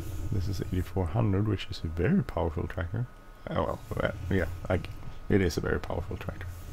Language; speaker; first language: English; non-native, fluent; Swedish